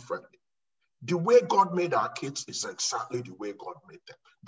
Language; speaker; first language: English; non-native, local second language; Igbo